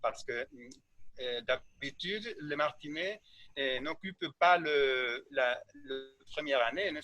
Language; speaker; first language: French; non-native, learner; Spanish